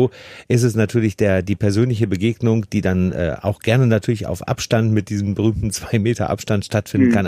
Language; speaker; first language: German; native; German